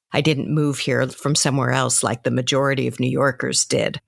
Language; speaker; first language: English; native; English